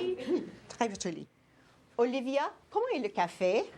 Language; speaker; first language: French; non-native, fluent; English